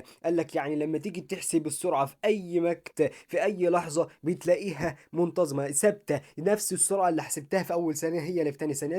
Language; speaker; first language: Arabic; native; Arabic